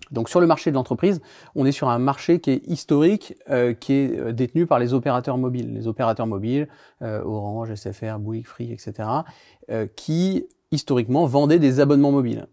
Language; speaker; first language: French; native; French